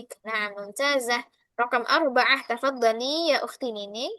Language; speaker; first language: Arabic; non-native, fluent; Indonesian